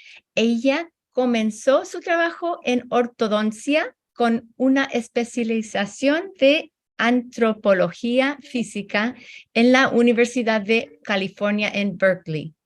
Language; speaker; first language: Spanish; non-native, fluent; English